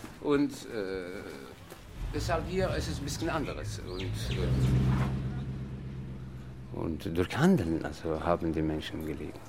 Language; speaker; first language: German; non-native, learner; Tajik